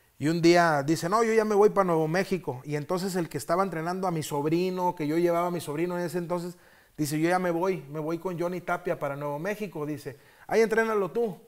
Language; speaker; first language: Spanish; early bilingual, heritage; Spanish